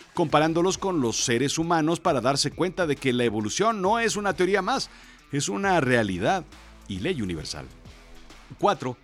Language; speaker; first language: Spanish; native; Spanish